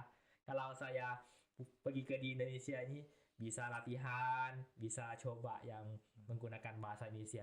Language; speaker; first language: Indonesian; non-native, learner; Thai